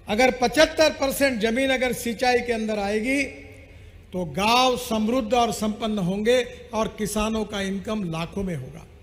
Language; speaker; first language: Hindi; non-native, local second language; Marathi